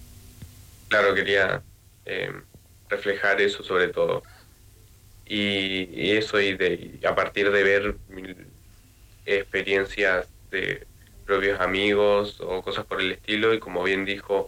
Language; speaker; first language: Spanish; native; Spanish